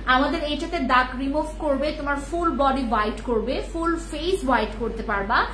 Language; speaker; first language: Bangla; non-native, local second language; Khasi